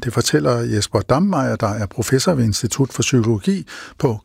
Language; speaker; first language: Danish; native; Danish